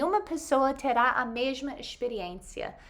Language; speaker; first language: Portuguese; non-native, fluent; English